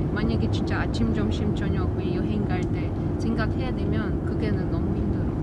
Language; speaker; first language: Korean; non-native, learner; Russian